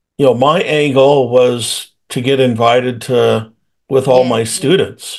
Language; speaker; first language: English; native; English